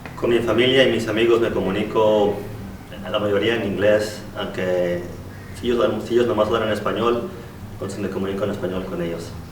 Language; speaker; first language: Spanish; early bilingual, heritage; Spanish